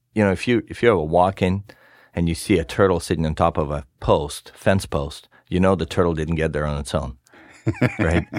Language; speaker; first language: English; non-native, fluent; Russian